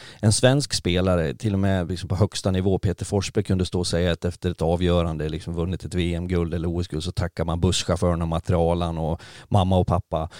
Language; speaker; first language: Swedish; native; Swedish